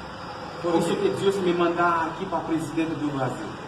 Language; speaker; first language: Portuguese; non-native, learner; Haitian Creole